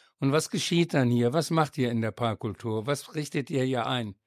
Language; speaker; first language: German; native; German